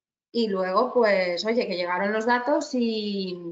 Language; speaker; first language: Spanish; native; Spanish